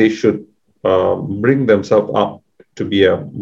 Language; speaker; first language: English; non-native, local second language; Tamil